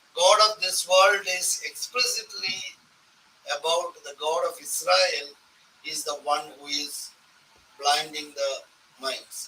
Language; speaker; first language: English; non-native, local second language; Malayalam